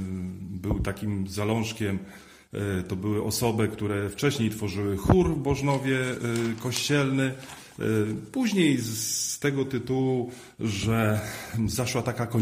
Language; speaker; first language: Polish; native; Polish